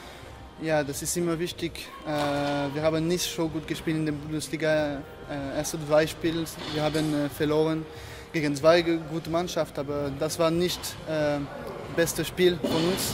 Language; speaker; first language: German; non-native, learner; French